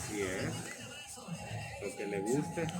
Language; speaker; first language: Spanish; native; Spanish